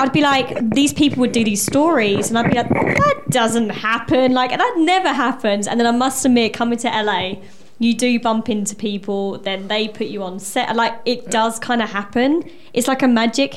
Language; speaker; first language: English; native; English